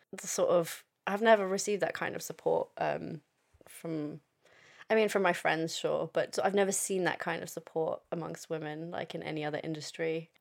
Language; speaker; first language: English; early bilingual, other home language; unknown